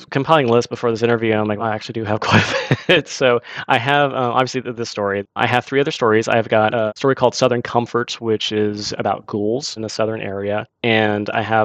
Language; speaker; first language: English; native; English